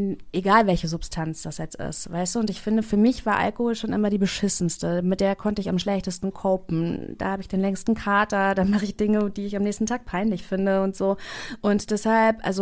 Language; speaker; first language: German; native; German